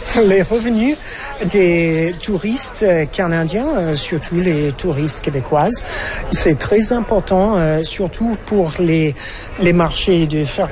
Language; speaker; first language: French; non-native, learner; English